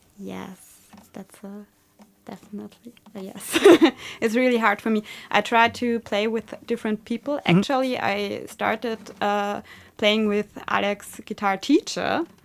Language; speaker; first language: English; non-native, fluent; German